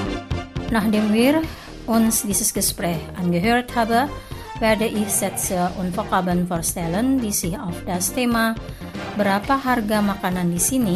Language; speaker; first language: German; non-native, fluent; Indonesian